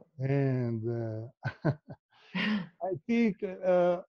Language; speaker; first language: English; non-native, learner; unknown